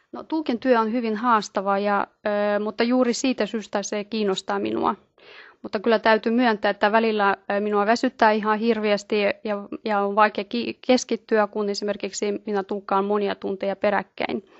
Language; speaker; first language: Finnish; non-native, fluent; Russian